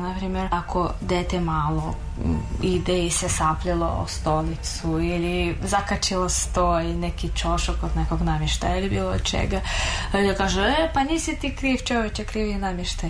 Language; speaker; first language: Serbian; non-native, fluent; Russian